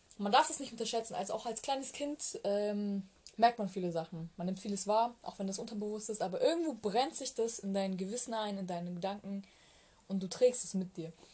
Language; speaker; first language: German; early bilingual, other home language; Turkish